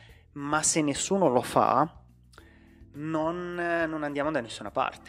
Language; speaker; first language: Italian; native; Italian